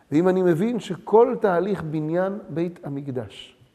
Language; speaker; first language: Hebrew; early bilingual, other home language; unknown